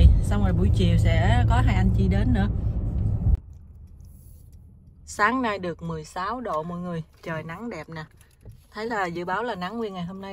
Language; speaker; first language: Vietnamese; native; Vietnamese